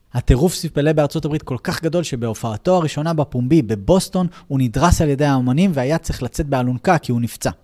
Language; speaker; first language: Hebrew; native; Hebrew